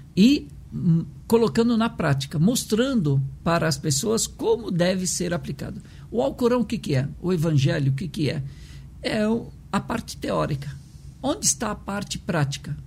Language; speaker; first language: Portuguese; early bilingual, other home language; Arabic